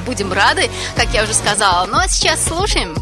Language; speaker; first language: Russian; native; Russian